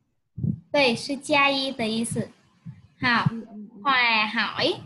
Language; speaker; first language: Chinese; non-native, fluent; Vietnamese